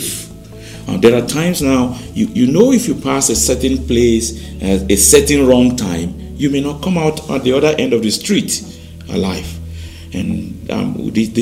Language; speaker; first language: English; non-native, local second language; Yoruba